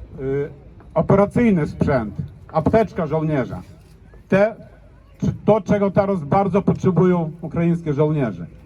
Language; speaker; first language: Polish; non-native, fluent; Ukrainian